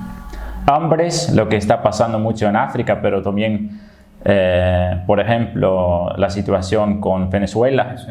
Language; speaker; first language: Spanish; non-native, fluent; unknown